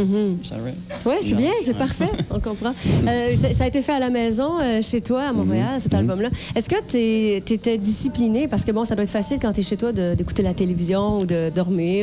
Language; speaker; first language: French; native; French